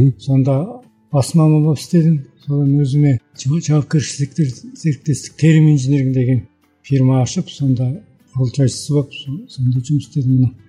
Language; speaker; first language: Kazakh; early bilingual, heritage; Kazakh